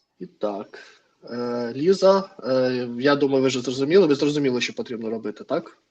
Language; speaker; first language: Ukrainian; non-native, learner; Russian